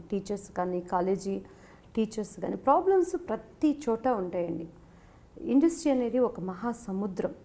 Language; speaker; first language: Telugu; native; Telugu